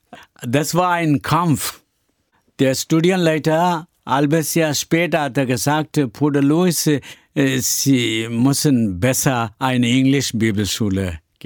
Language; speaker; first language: German; non-native, learner; Tamil